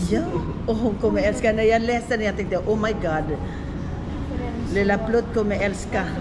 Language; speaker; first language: Swedish; non-native, learner; Filipino